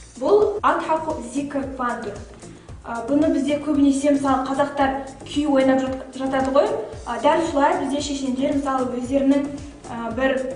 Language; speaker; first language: Kazakh; non-native, local second language; Chechen